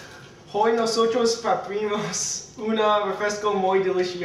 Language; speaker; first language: Spanish; non-native, learner; English